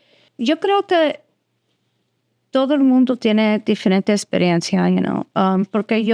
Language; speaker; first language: Spanish; early bilingual, heritage; Spanish